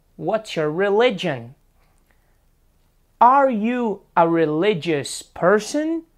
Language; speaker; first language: English; non-native, fluent; Portuguese